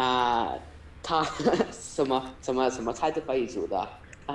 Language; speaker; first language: Chinese; early bilingual, heritage; Chinese